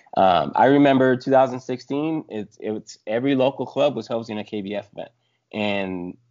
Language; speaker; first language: English; early bilingual, other home language; Spanish